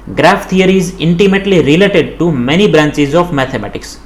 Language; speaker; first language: English; non-native, local second language; Gujarati